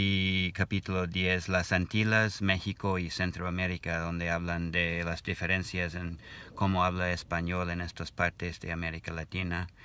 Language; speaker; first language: Spanish; non-native, learner; English